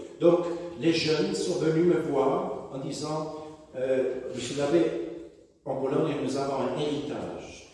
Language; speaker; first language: French; non-native, fluent; German